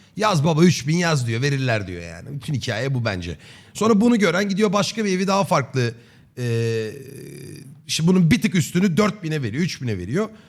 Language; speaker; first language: Turkish; native; Turkish